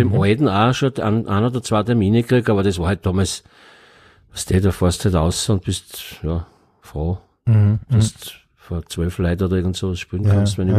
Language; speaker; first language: German; native; German